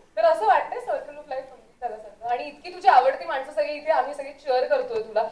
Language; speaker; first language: Marathi; native; Marathi